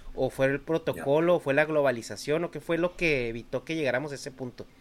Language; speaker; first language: Spanish; native; Spanish